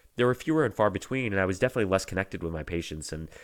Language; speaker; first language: English; native; English